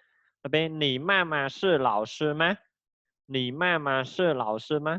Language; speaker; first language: Chinese; non-native, fluent; Khmer